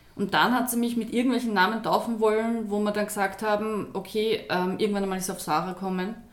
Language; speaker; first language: German; early bilingual, other home language; Turkish